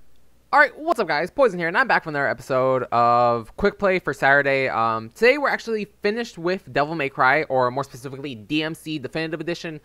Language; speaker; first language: English; native; English